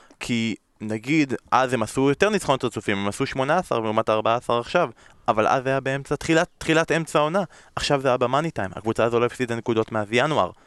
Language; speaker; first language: Hebrew; native; Hebrew